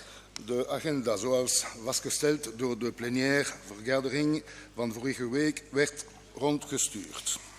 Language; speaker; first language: Dutch; non-native, local second language; French